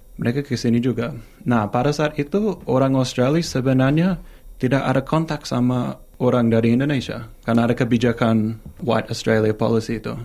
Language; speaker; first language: Indonesian; non-native, fluent; English